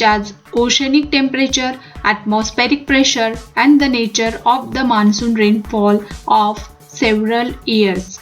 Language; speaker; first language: English; non-native, local second language; Marathi